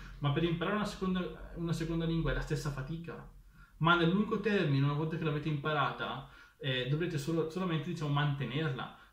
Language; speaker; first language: Italian; native; Italian